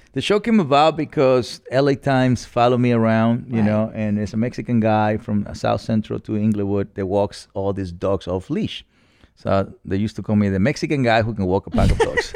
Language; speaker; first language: English; non-native, fluent; Spanish